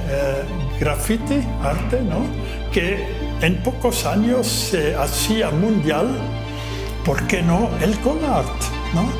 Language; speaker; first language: Spanish; non-native, fluent; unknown